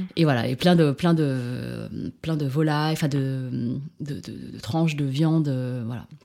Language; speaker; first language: French; early bilingual, other home language; Chinese